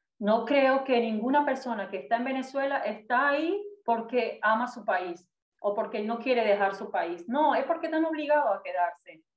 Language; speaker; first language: Spanish; native; Spanish